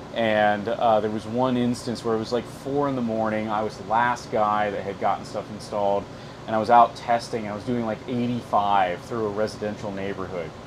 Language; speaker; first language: English; native; English